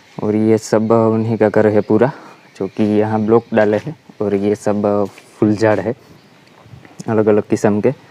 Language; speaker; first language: Hindi; non-native, local second language; Gujarati